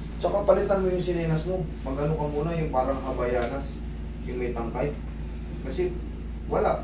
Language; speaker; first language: Filipino; native; Filipino